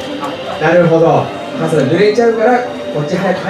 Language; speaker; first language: Japanese; native; Japanese